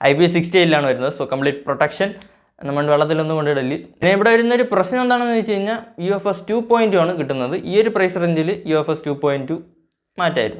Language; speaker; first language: Malayalam; native; Malayalam